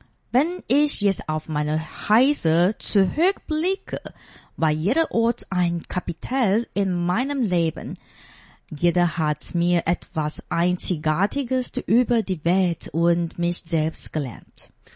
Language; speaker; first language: German; non-native, fluent; Chinese